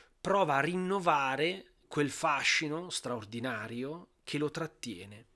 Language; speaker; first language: Italian; native; Italian